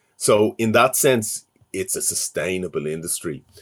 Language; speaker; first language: English; native; English